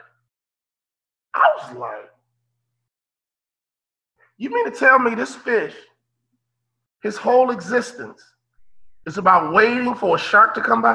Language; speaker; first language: English; native; English